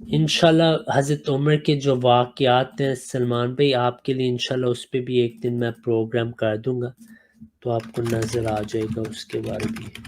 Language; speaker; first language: Urdu; native; Urdu